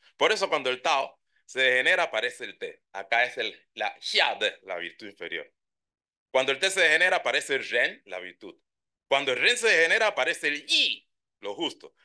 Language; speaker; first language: Spanish; native; Spanish